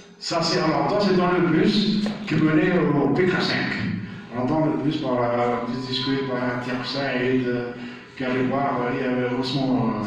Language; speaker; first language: French; native; French